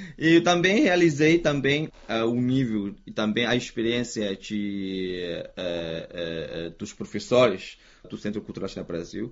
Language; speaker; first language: Portuguese; non-native, fluent; Chinese